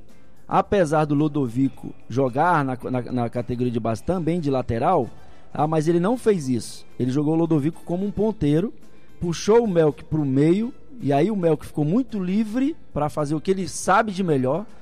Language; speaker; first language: Portuguese; native; Portuguese